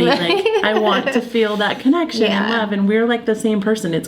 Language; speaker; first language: English; native; English